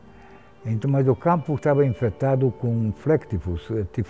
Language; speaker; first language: Portuguese; non-native, fluent; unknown